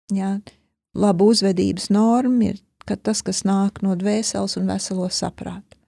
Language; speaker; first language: Latvian; early bilingual, heritage; Latvian